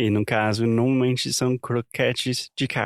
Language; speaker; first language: Portuguese; non-native, fluent; English